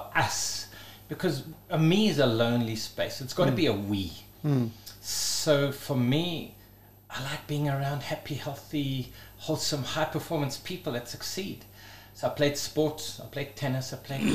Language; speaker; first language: English; native; English